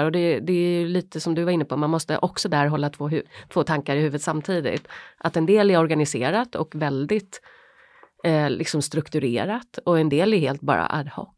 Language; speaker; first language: Swedish; native; Swedish